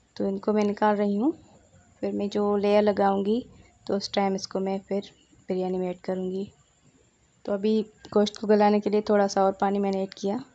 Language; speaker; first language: Urdu; non-native, local second language; Sindhi